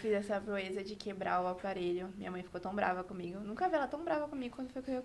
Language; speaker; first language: Portuguese; native; Portuguese